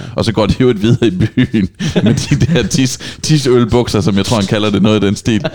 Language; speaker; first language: Danish; native; Danish